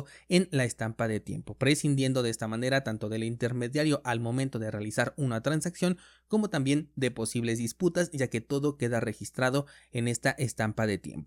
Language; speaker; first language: Spanish; native; Spanish